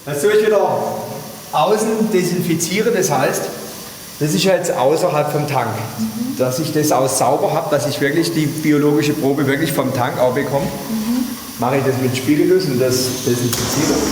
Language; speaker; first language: German; native; German